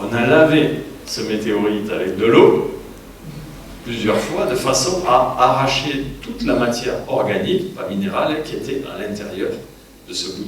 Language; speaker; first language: French; native; French